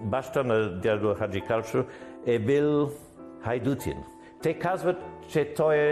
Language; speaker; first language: Bulgarian; non-native, learner; English